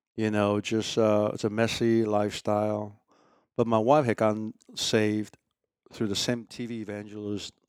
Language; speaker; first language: English; early bilingual, other home language; Chinese